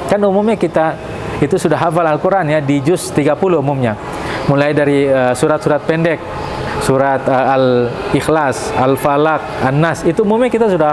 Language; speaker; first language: Indonesian; native; Indonesian